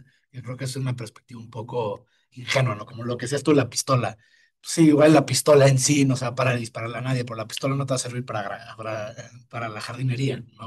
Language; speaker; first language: Spanish; native; Spanish